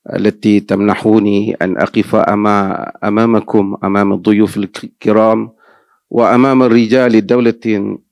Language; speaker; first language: Arabic; non-native, fluent; Malay